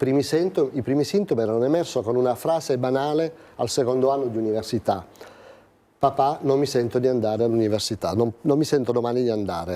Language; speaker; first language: Italian; native; Italian